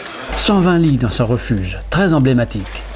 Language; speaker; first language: French; native; French